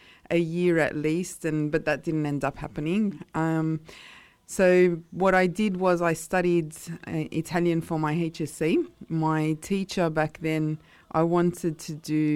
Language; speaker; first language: English; non-native, local second language; Italian